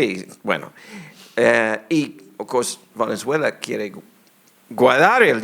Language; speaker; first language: Spanish; non-native, fluent; English